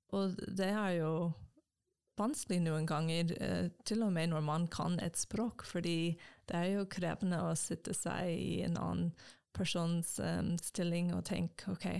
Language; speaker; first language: Norwegian; non-native, fluent; English